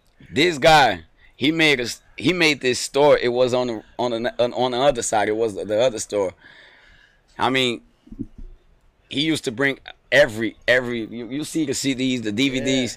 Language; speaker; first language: English; non-native, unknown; Portuguese